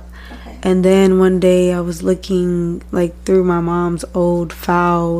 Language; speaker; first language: English; native; English